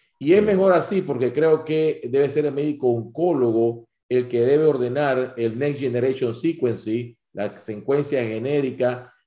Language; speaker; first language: Spanish; native; Spanish